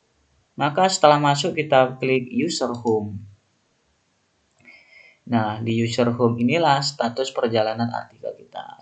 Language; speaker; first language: Indonesian; native; Indonesian